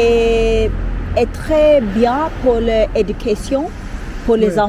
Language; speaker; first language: French; non-native, learner; Zulu